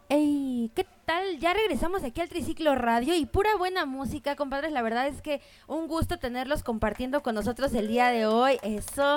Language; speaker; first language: Spanish; native; Spanish